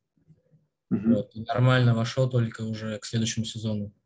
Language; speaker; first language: Russian; native; Russian